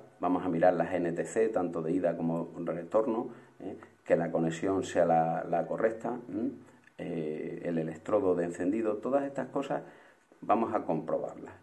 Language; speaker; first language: Spanish; native; Spanish